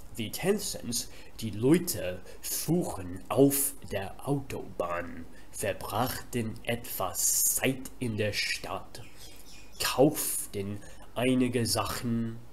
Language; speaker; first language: German; non-native, fluent; English